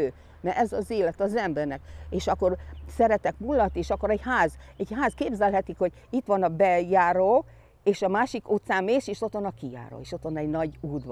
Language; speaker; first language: Hungarian; non-native, local second language; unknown